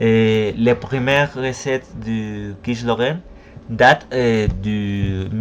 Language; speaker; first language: French; non-native, learner; Spanish